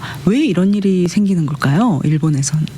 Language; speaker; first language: Korean; native; Korean